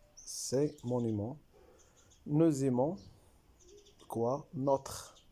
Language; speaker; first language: French; non-native, local second language; Arabic